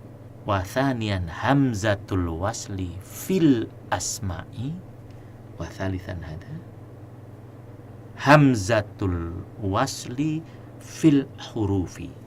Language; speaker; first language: Arabic; non-native, fluent; Indonesian